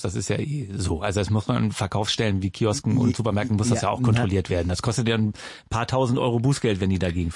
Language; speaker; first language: German; native; German